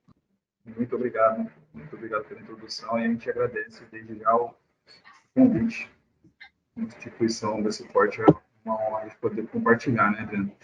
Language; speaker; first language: Portuguese; native; Portuguese